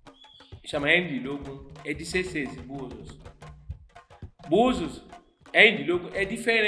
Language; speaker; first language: Portuguese; non-native, learner; Yoruba